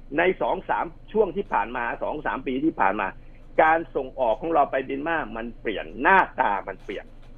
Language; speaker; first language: Thai; native; Thai